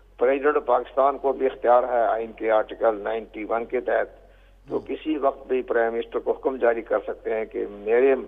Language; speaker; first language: Urdu; native; Urdu